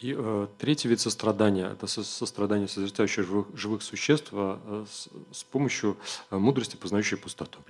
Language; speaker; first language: Russian; native; Russian